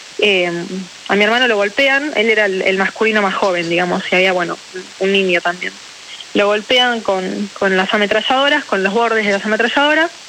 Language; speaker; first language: Spanish; early bilingual, other home language; Ukrainian